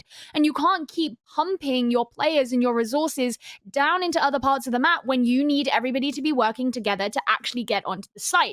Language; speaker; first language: English; native; English